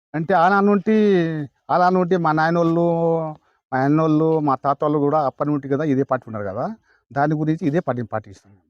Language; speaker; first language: Telugu; non-native, local second language; Lambadi